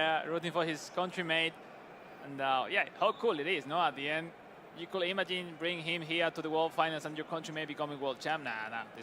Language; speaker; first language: English; non-native, fluent; Spanish